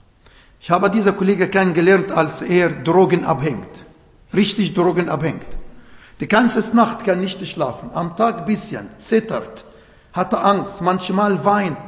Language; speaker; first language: German; non-native, fluent; Arabic